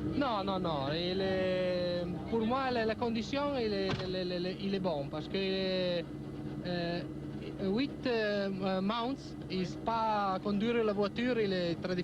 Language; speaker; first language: French; non-native, learner; Italian